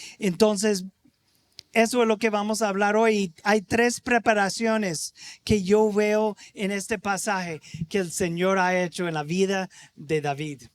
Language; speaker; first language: Spanish; non-native, fluent; English